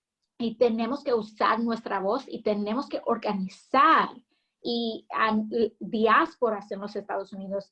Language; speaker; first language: Spanish; early bilingual, heritage; English